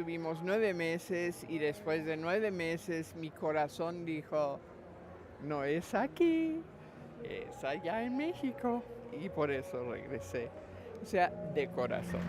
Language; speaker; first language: Spanish; non-native, fluent; German